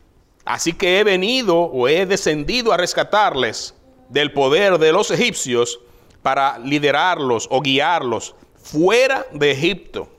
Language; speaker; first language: Spanish; native; Spanish